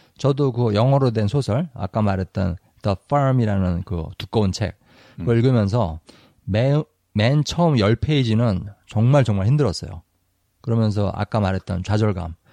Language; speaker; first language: Korean; native; Korean